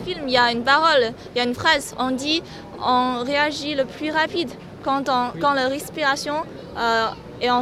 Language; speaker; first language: French; non-native, fluent; Chinese